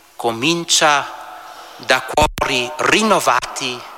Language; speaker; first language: Italian; non-native, local second language; German